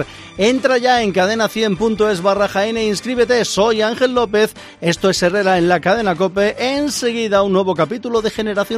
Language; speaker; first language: Spanish; native; Spanish